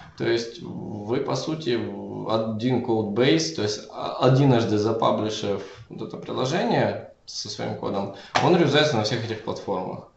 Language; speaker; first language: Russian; native; Russian